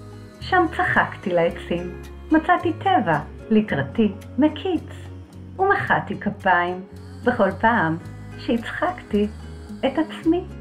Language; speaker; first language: Hebrew; native; Hebrew